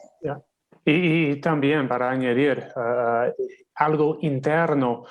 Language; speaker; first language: Spanish; non-native, fluent; English